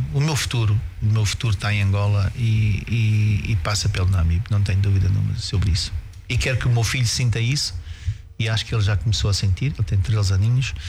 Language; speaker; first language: Portuguese; native; Portuguese